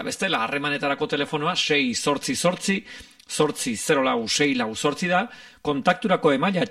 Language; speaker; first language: Basque; native; Basque